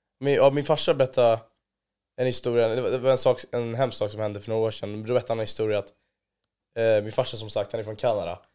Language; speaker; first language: Swedish; native; Swedish